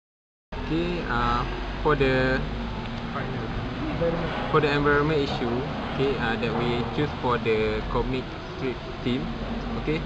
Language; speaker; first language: English; non-native, local second language; Malay